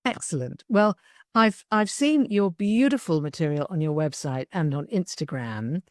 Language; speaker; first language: English; native; English